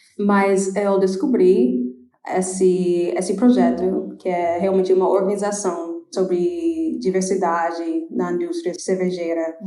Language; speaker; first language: Portuguese; non-native, fluent; English